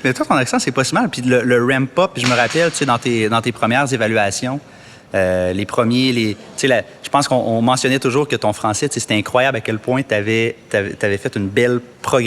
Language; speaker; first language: French; native; French